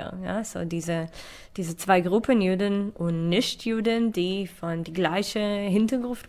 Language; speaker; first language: German; non-native, learner; Hebrew